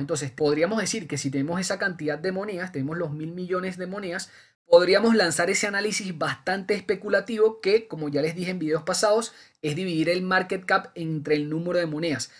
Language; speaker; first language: Spanish; native; Spanish